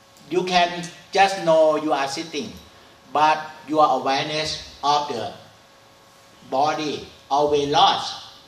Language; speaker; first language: English; non-native, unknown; Thai